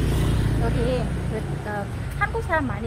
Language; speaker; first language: Korean; non-native, learner; Vietnamese